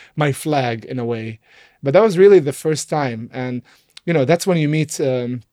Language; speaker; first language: English; non-native, fluent; Arabic